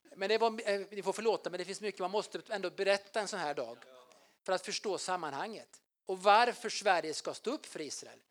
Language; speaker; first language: Swedish; native; Swedish